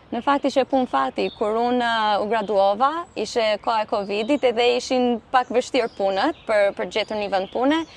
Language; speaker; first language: Albanian; early bilingual, heritage; Albanian